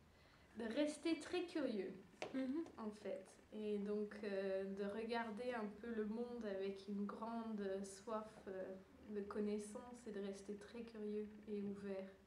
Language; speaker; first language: French; early bilingual, other home language; Dutch